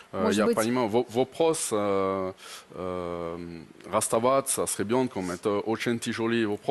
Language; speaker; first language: Russian; non-native, learner; French